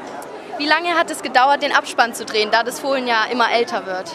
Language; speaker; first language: German; native; German